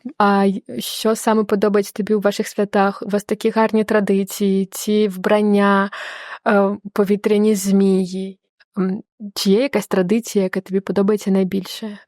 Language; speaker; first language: Ukrainian; native; Ukrainian